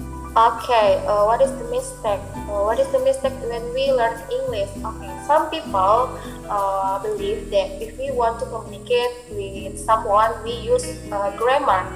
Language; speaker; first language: English; non-native, learner; Indonesian